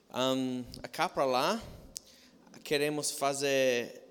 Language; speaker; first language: Portuguese; non-native, fluent; English